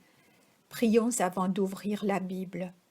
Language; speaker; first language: French; native; French